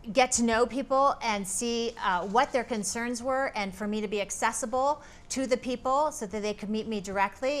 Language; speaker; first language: English; native; English